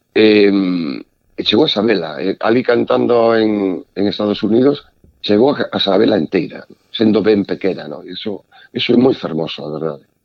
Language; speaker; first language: Galician; native; Galician